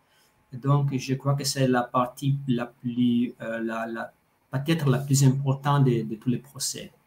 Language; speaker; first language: French; non-native, fluent; Italian